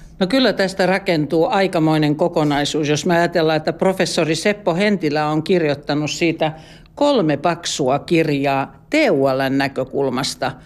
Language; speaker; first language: Finnish; native; Finnish